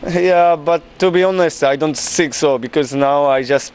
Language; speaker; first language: English; non-native, learner; Japanese